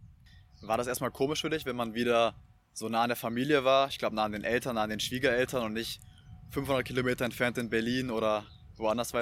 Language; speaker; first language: German; native; German